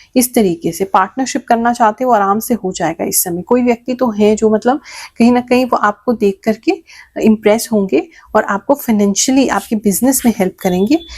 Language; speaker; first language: Hindi; native; Hindi